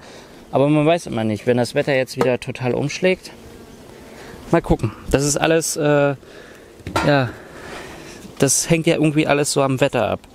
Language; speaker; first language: German; native; German